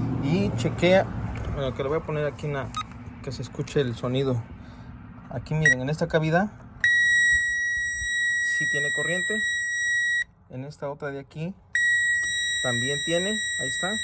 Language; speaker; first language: Spanish; native; Spanish